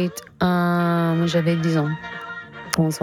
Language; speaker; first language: French; non-native, fluent; English